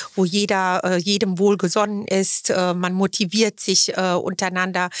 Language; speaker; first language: German; native; German